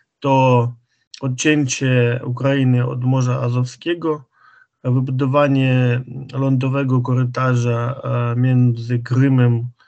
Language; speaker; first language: Polish; non-native, fluent; Ukrainian